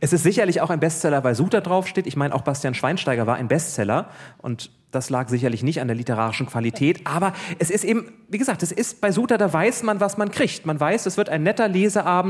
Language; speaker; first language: German; native; German